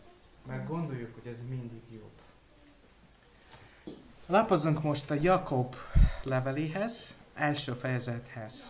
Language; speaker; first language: Hungarian; non-native, learner; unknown